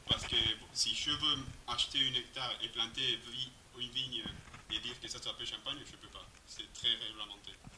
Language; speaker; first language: French; non-native, fluent; Spanish